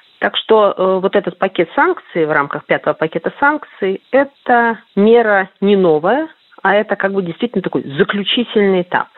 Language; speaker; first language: Russian; native; Russian